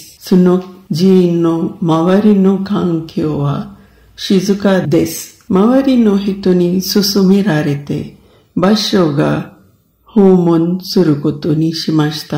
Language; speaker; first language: Japanese; non-native, fluent; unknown